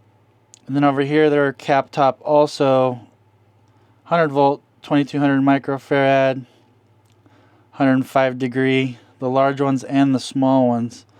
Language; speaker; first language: English; native; English